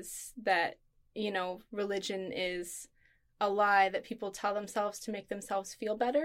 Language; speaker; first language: English; native; English